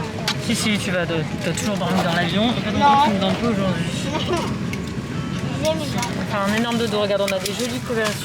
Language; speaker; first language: French; native; French